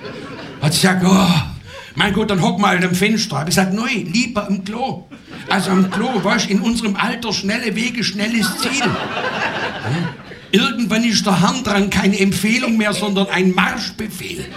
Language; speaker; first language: German; native; German